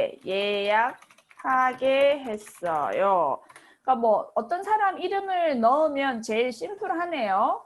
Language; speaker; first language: Korean; native; Korean